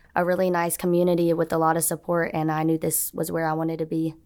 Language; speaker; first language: English; native; English